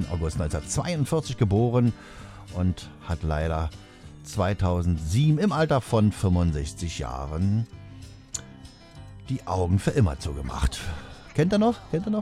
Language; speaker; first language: German; native; German